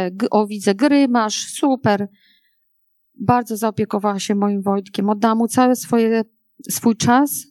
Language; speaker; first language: Polish; native; Polish